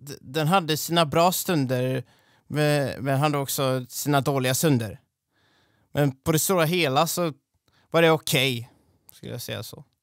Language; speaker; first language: Swedish; native; Swedish